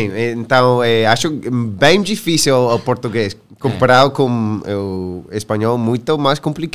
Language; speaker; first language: Portuguese; non-native, learner; English